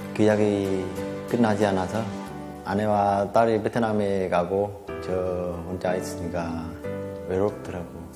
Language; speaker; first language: Korean; non-native, fluent; Vietnamese